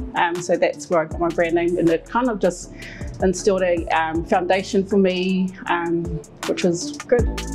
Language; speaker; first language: English; native; English